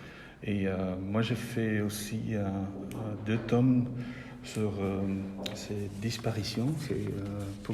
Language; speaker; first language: French; non-native, local second language; Dutch